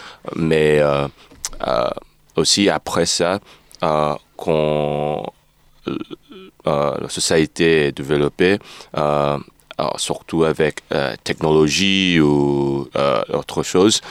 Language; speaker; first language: French; non-native, learner; English